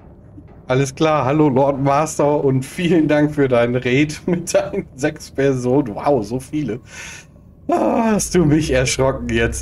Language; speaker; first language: German; native; German